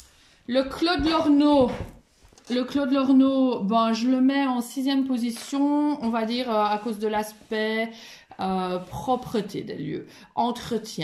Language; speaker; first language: French; native; French